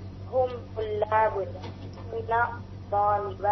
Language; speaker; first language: Arabic; non-native, learner; Indonesian